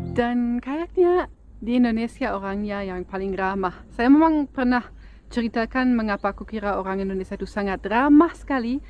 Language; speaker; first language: Indonesian; non-native, fluent; German